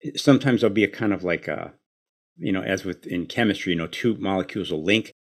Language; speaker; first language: English; native; English